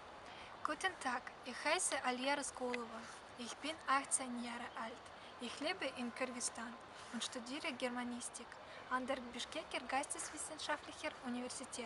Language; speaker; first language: German; non-native, learner; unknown